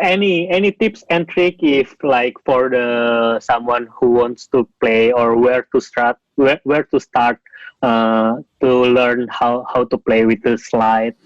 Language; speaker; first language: English; non-native, fluent; Indonesian